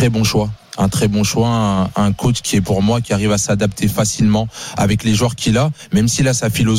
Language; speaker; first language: French; native; French